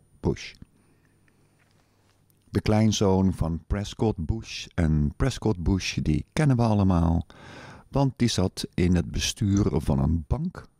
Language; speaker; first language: Dutch; native; Dutch